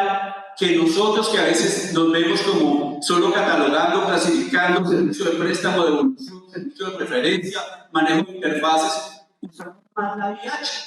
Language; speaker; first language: Spanish; native; Spanish